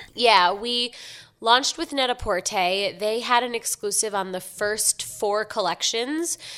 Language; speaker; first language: English; native; English